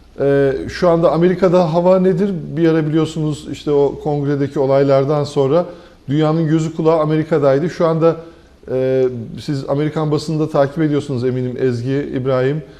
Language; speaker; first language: Turkish; native; Turkish